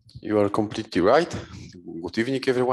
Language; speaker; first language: English; non-native, fluent; Polish